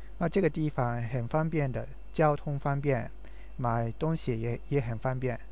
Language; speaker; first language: Chinese; non-native, fluent; Japanese